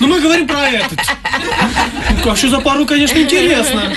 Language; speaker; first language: Russian; native; Russian